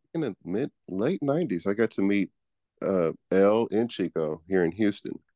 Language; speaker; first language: English; native; English